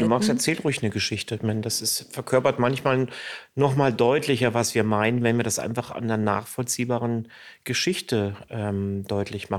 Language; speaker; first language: German; native; German